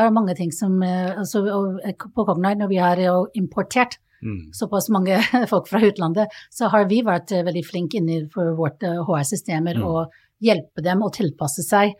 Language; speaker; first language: Norwegian; non-native, fluent; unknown